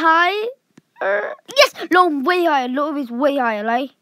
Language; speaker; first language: English; native; English